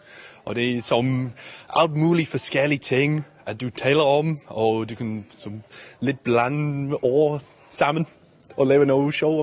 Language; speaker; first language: Danish; non-native, learner; English